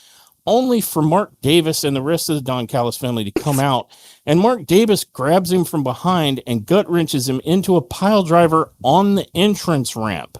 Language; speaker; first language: English; native; English